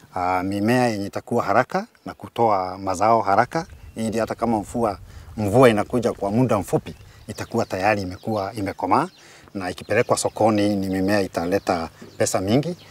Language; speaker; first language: Swahili; non-native, local second language; Kikuyu